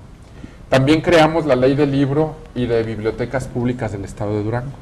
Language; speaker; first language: Spanish; native; Spanish